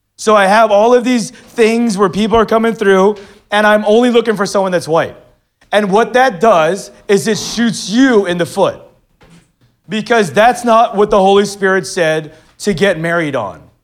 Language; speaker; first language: English; early bilingual, other home language; Filipino